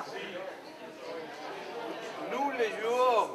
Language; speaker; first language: French; non-native, fluent; Spanish